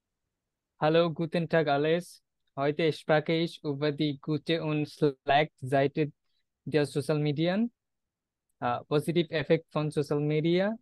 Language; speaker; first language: German; non-native, learner; Bangla